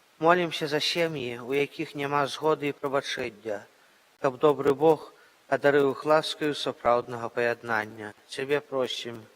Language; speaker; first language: Belarusian; native; Belarusian